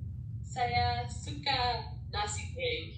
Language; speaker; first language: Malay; non-native, learner; English